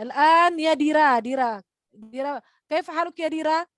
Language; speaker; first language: Arabic; non-native, fluent; Indonesian